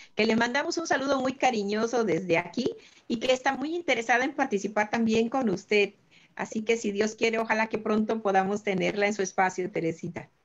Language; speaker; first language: Spanish; native; Spanish